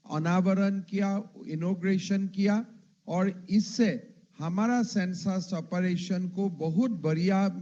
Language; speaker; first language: Hindi; non-native, local second language; Assamese